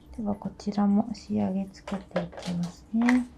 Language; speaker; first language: Japanese; native; Japanese